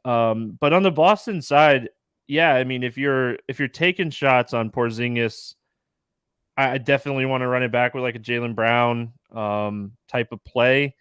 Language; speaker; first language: English; native; English